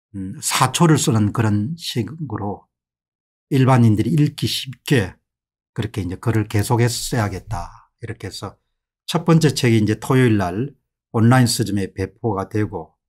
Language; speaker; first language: Korean; native; Korean